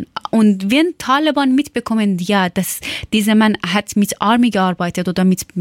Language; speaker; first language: German; non-native, learner; Persian